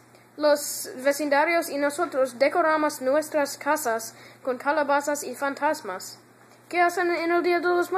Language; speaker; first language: Spanish; non-native, learner; English